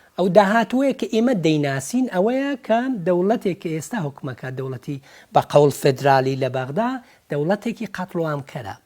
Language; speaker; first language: Central Kurdish; early bilingual, heritage; Central Kurdish